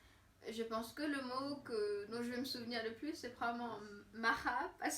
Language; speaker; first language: French; non-native, fluent; English